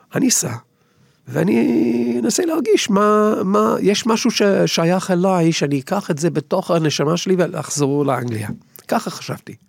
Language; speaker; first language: Hebrew; non-native, fluent; English